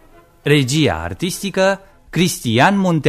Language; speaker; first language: Romanian; native; Romanian